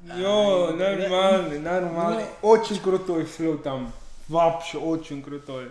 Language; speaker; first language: Russian; non-native, learner; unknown